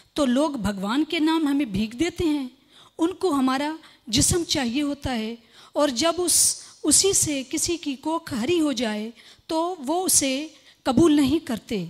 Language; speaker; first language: Urdu; non-native, local second language; Sindhi